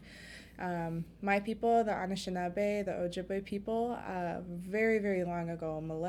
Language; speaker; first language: English; native; English